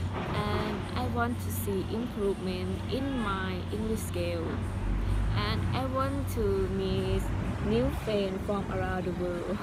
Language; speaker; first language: English; non-native, learner; Thai